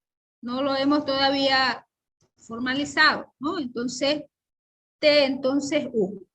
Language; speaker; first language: Spanish; native; Spanish